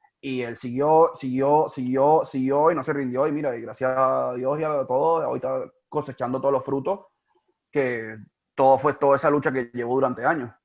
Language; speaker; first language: Spanish; native; Spanish